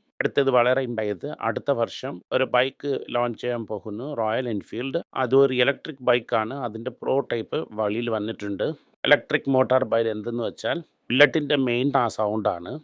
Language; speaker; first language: Malayalam; native; Malayalam